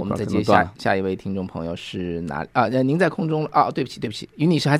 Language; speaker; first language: Chinese; native; Chinese